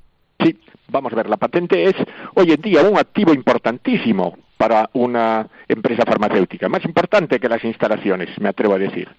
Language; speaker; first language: Spanish; native; Spanish